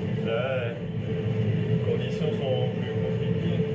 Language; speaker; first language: French; native; French